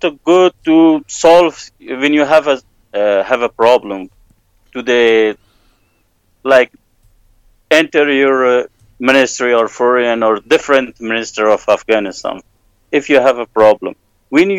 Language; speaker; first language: English; non-native, learner; Persian